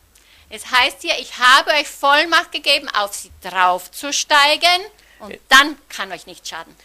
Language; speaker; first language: German; native; German